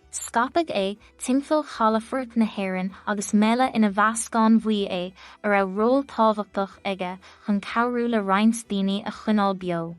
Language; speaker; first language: Irish; native; Irish